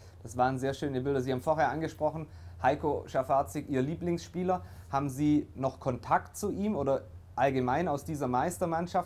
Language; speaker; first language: German; native; German